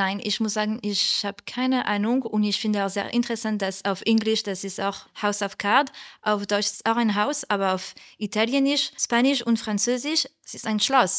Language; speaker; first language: German; non-native, learner; French